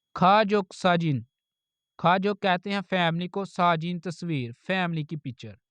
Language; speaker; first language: Urdu; native; Urdu